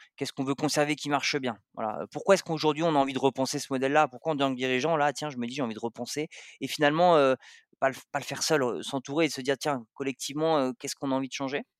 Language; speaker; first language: French; native; French